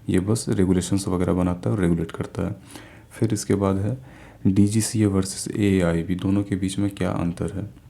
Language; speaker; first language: Hindi; native; Hindi